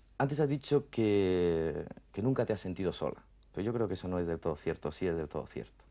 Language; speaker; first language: Spanish; native; Spanish